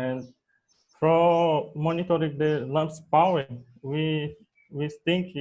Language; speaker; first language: English; non-native, learner; Portuguese